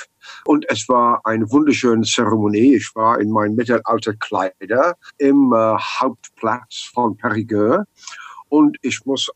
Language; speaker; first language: German; non-native, learner; English